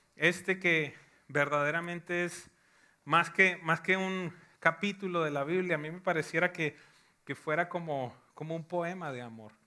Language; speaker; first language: Spanish; native; Spanish